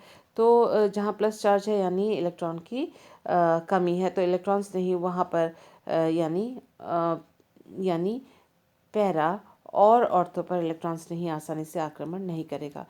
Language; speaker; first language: Hindi; native; Hindi